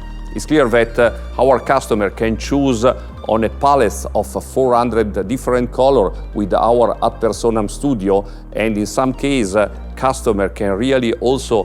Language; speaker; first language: English; non-native, fluent; Italian